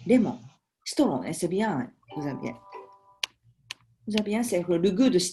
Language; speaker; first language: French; non-native, learner; Japanese